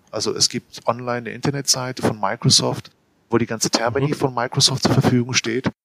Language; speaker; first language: German; native; German